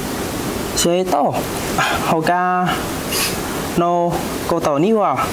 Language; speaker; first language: Japanese; non-native, learner; Vietnamese